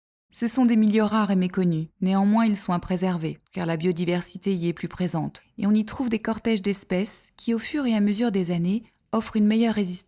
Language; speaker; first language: French; native; French